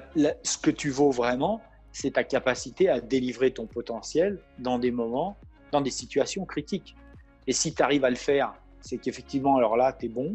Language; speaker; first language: French; native; French